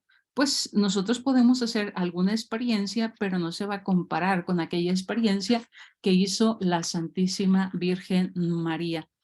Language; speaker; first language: Spanish; native; Spanish